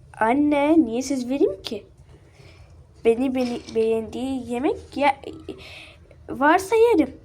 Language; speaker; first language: Turkish; early bilingual, other home language; Arabic